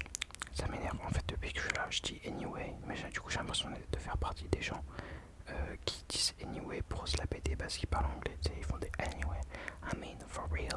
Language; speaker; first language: French; native; French